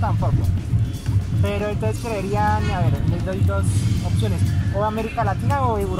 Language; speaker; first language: Spanish; non-native, fluent; French